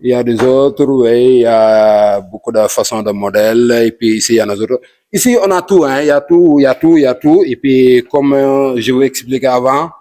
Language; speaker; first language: French; non-native, local second language; Wolof